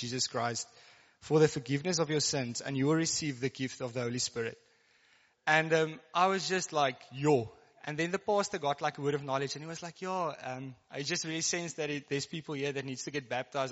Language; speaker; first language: English; non-native, local second language; Afrikaans